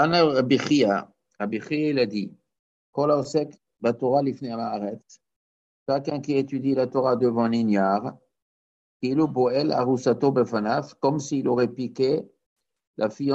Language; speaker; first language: French; native; French